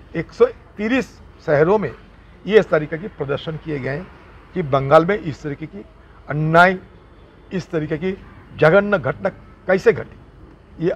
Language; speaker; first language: Hindi; non-native, local second language; Bangla